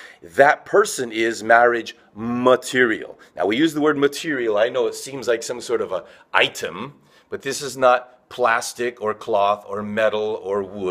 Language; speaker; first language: English; native; English